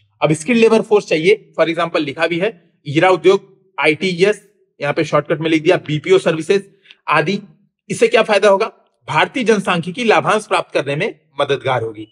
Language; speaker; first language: Hindi; native; Hindi